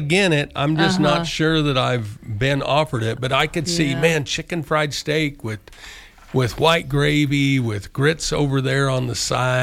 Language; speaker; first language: English; native; English